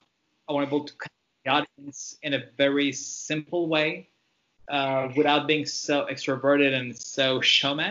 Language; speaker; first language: English; non-native, fluent; French